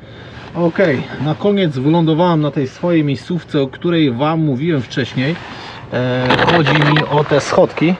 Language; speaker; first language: Polish; native; Polish